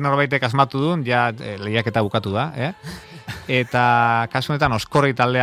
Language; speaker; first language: Basque; native; Basque